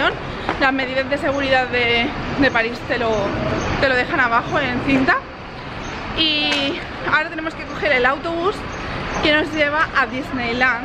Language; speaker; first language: Spanish; native; Spanish